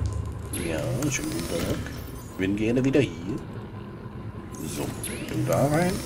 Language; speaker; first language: German; native; German